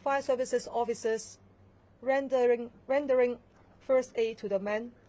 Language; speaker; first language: English; non-native, local second language; Chinese